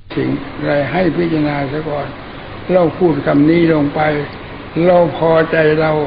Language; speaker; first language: Thai; native; Thai